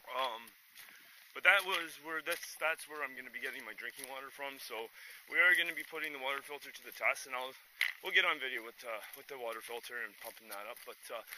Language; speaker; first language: English; native; English